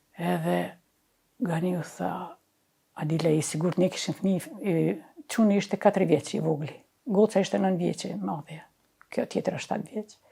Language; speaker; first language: Albanian; native; Albanian